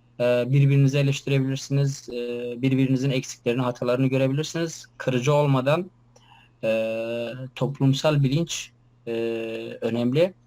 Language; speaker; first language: Turkish; non-native, local second language; Kurdish